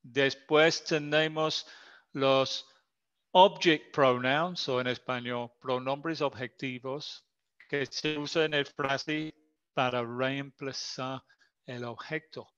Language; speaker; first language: Spanish; non-native, fluent; English